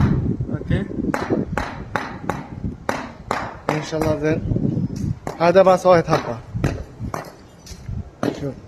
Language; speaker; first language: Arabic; non-native, learner; Hindi